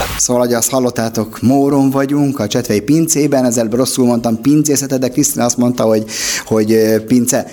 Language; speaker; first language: Hungarian; native; Hungarian